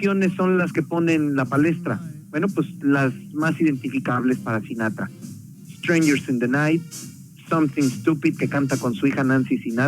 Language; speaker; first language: Spanish; native; Spanish